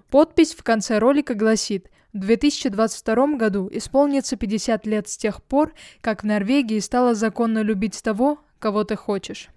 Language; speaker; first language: Russian; native; Russian